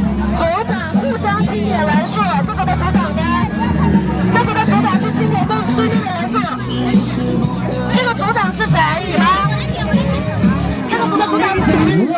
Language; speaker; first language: Chinese; native; Chinese